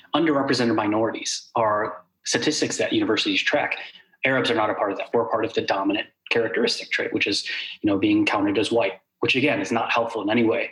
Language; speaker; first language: English; early bilingual, other home language; Arabic